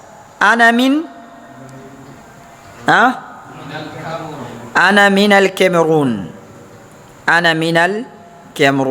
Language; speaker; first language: Arabic; non-native, fluent; Fula